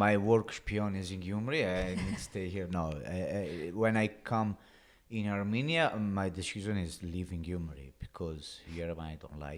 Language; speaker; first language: English; non-native, learner; Italian